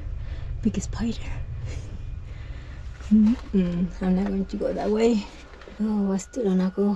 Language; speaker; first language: English; non-native, learner; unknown